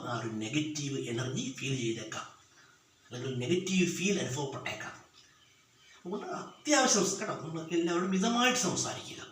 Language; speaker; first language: Malayalam; native; Malayalam